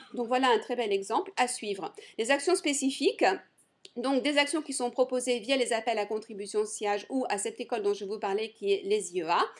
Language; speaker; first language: French; native; French